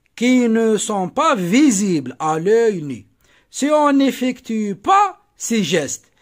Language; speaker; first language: French; non-native, local second language; Arabic